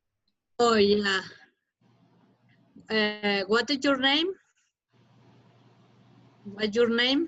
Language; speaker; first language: English; non-native, learner; Spanish